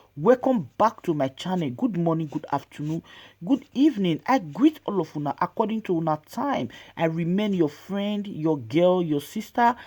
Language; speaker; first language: Nigerian Pidgin; native; Nigerian Pidgin